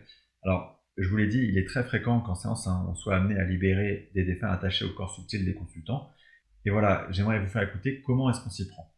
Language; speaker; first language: French; native; French